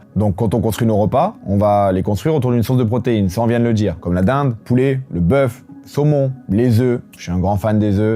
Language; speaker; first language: French; native; French